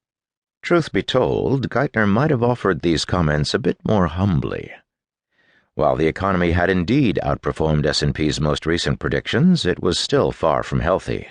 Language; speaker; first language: English; native; English